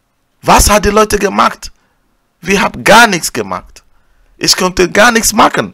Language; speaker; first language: German; non-native, learner; Igbo